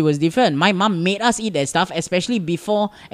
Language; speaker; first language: English; native; English